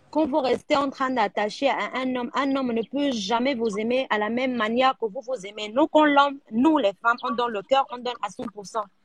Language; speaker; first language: French; non-native, local second language; Arabic